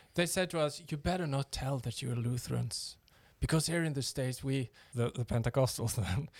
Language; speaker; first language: English; non-native, fluent; Norwegian